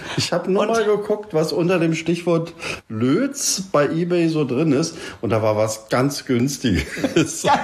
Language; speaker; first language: German; native; German